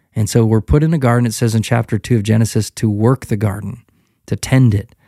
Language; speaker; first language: English; native; English